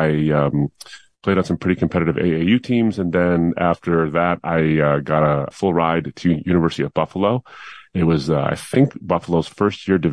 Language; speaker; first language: English; native; English